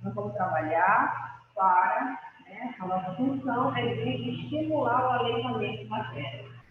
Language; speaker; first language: Portuguese; native; Portuguese